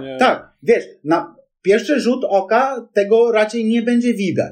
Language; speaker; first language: Polish; non-native, fluent; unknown